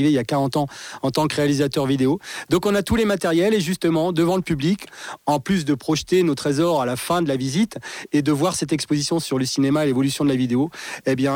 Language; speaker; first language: French; native; French